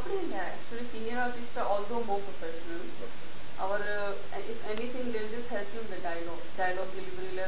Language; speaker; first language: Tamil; non-native, learner; Gujarati